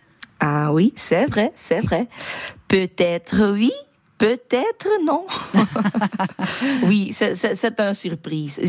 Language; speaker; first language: French; non-native, learner; Dutch